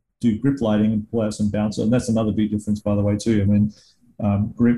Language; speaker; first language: English; native; English